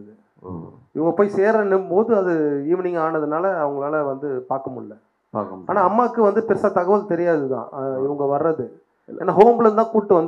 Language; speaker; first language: Tamil; native; Tamil